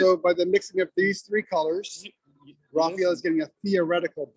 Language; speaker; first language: English; native; English